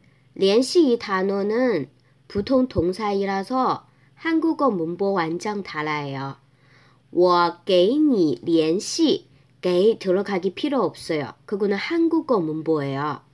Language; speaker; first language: Korean; non-native, fluent; Chinese